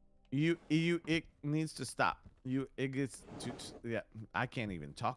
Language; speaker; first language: English; native; English